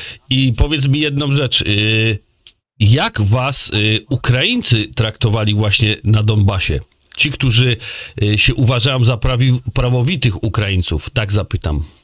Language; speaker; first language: Polish; native; Polish